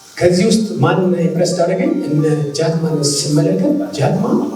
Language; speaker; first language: Amharic; native; Amharic